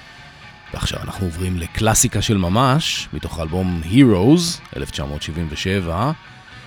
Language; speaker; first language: Hebrew; native; Hebrew